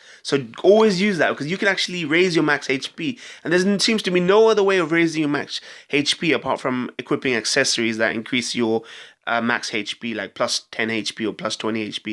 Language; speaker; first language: English; native; English